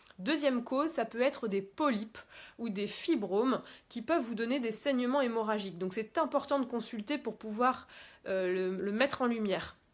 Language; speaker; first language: French; native; French